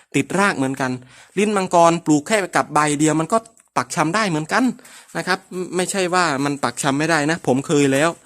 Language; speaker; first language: Thai; non-native, local second language; Northern Khmer